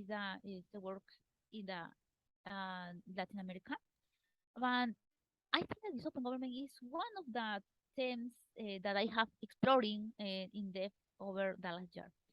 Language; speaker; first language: English; non-native, learner; Spanish